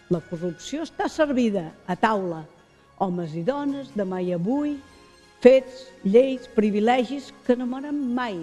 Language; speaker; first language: Catalan; native; Catalan